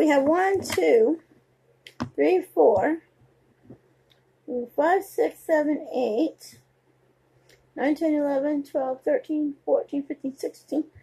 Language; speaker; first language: English; native; English